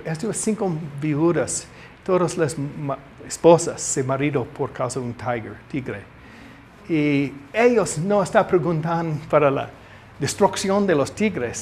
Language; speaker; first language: Spanish; non-native, learner; English